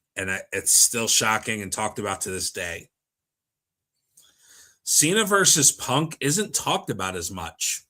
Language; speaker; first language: English; native; English